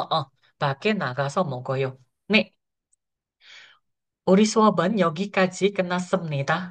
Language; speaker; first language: Korean; non-native, fluent; Indonesian